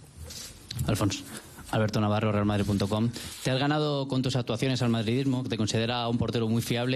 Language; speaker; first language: Spanish; native; Spanish